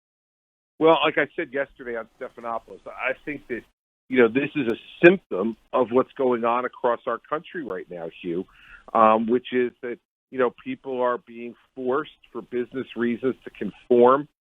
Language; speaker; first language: English; native; English